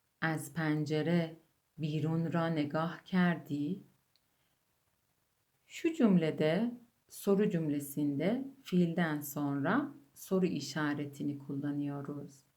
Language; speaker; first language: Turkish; non-native, fluent; Persian